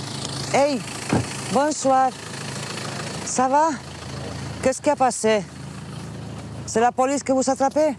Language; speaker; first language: French; non-native, learner; Basque